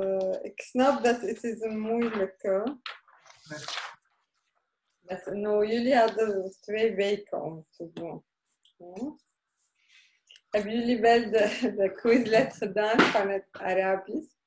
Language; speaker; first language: Dutch; non-native, fluent; Arabic